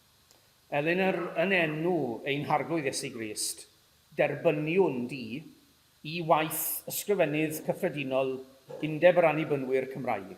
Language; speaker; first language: Welsh; native; Welsh